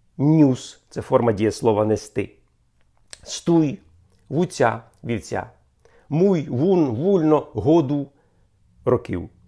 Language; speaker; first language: Ukrainian; native; Ukrainian